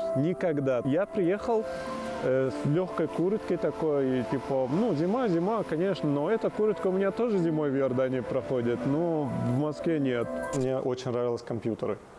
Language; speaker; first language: Russian; non-native, fluent; Arabic